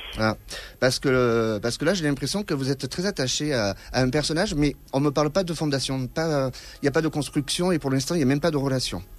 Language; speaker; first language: French; native; French